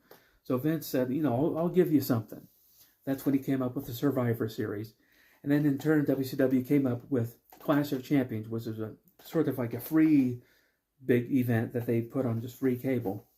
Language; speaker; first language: English; native; English